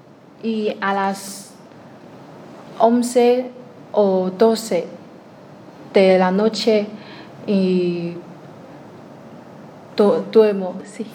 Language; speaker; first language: Spanish; non-native, learner; Chinese